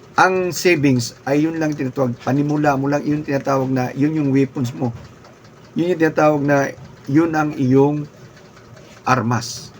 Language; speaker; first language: Filipino; non-native, local second language; Cebuano